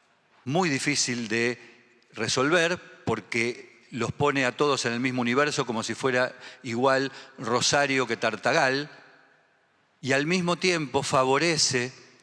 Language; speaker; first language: Spanish; native; Spanish